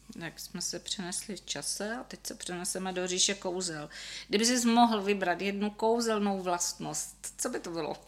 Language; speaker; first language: Czech; native; Czech